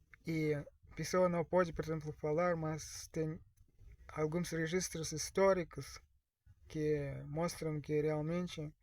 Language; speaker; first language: Portuguese; non-native, learner; Russian